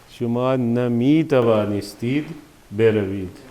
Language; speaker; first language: Persian; non-native, fluent; Urdu